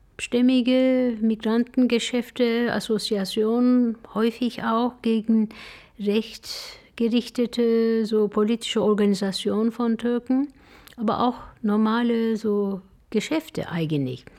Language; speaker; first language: German; non-native, fluent; Turkish